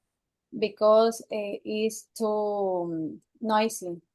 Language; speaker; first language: English; non-native, learner; Spanish